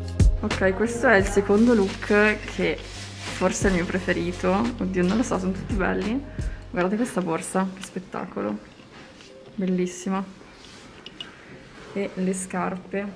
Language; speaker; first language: Italian; native; Italian